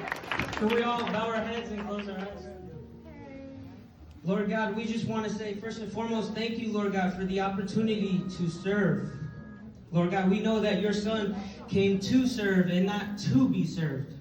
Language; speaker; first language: English; native; English